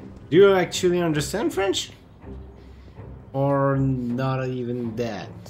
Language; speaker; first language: English; non-native, fluent; French